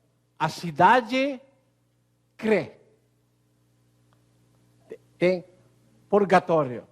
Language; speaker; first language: Portuguese; non-native, learner; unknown